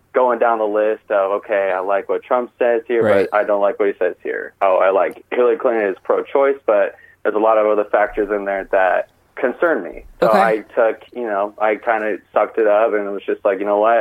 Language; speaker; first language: English; native; English